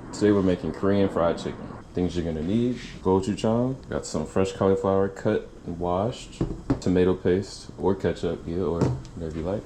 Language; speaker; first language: English; native; English